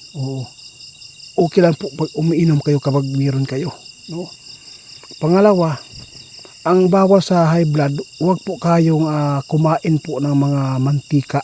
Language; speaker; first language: Filipino; non-native, local second language; Cebuano